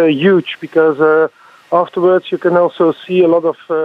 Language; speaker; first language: English; non-native, fluent; Dutch